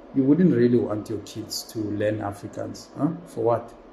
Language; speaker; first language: English; non-native, local second language; Zulu